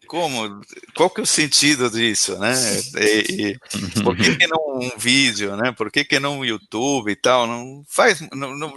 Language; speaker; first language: Portuguese; non-native, fluent; Spanish